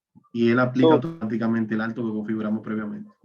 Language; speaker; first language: Spanish; native; Spanish